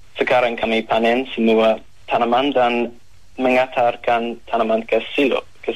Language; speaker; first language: Indonesian; non-native, learner; English